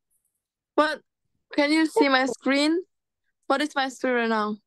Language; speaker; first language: English; non-native, learner; Indonesian